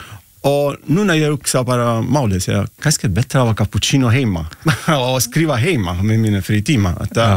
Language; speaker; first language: Icelandic; non-native, learner; Italian